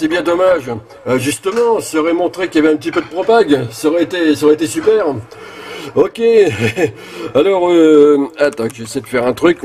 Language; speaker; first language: French; native; French